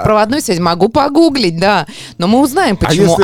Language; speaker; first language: Russian; native; Russian